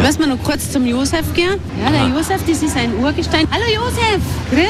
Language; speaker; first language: German; native; German